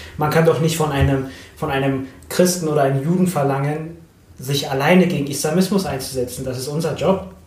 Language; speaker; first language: German; early bilingual, other home language; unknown